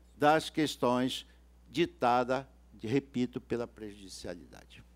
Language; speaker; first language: Portuguese; native; Portuguese